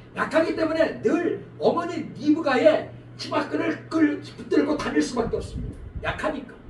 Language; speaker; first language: Korean; native; Korean